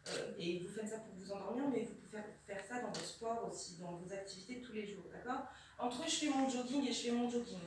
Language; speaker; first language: French; native; French